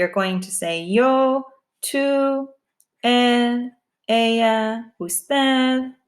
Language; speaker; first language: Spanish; non-native, fluent; English